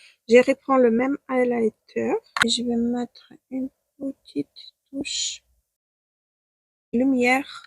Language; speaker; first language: French; non-native, fluent; Ukrainian